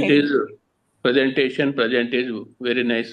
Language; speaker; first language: English; non-native, learner; Telugu